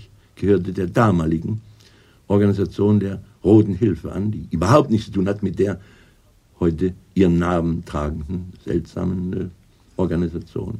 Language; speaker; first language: German; native; German